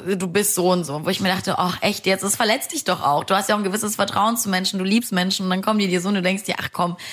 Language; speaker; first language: German; early bilingual, other home language; Romanian